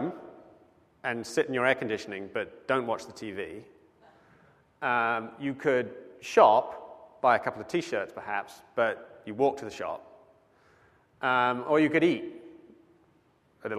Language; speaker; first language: English; native; English